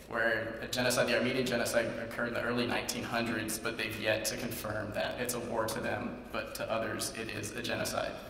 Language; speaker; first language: English; native; English